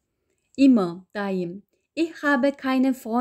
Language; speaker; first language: German; non-native, learner; Uyghur